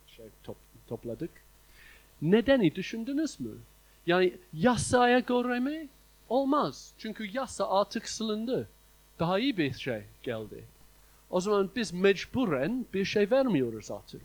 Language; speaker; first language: Turkish; non-native, fluent; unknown